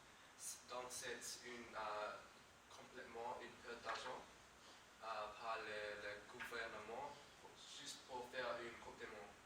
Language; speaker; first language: French; non-native, learner; English